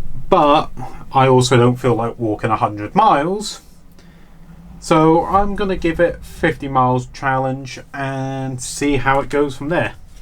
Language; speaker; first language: English; native; English